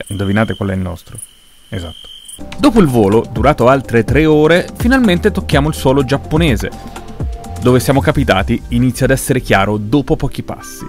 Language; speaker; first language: Italian; native; Italian